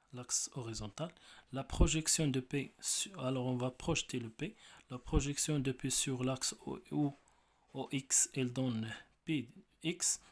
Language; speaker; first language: French; non-native, local second language; Arabic